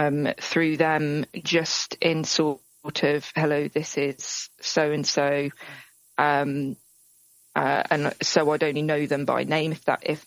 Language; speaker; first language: English; native; English